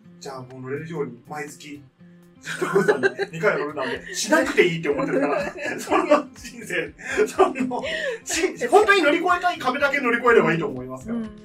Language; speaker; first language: Japanese; native; Japanese